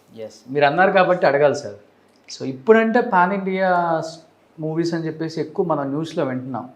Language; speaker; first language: Telugu; native; Telugu